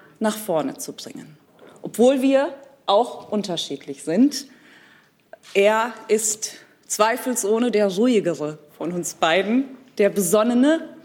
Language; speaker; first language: German; early bilingual, other home language; Turkish